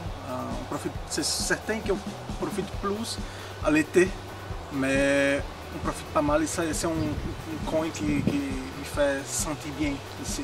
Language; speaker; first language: French; non-native, fluent; Portuguese